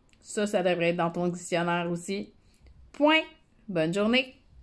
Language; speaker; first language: French; native; French